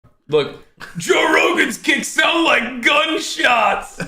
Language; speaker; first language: English; native; English